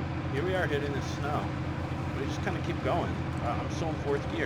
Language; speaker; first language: English; native; English